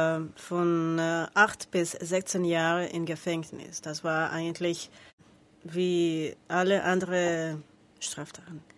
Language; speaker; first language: German; non-native, learner; Spanish